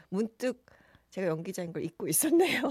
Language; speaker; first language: Korean; native; Korean